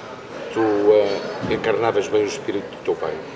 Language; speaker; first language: Portuguese; native; Portuguese